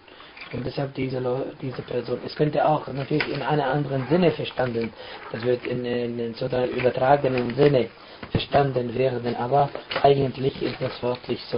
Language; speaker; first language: German; non-native, fluent; Arabic